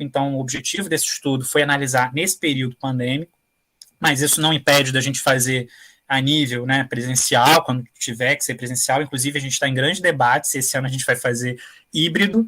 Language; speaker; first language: Portuguese; native; Portuguese